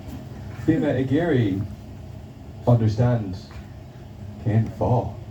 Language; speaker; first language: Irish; non-native, local second language; English